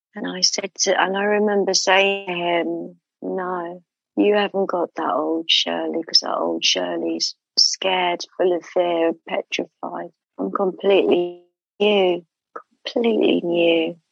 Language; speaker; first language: English; native; English